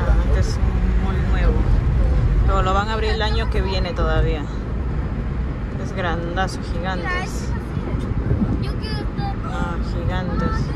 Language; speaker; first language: Spanish; native; Spanish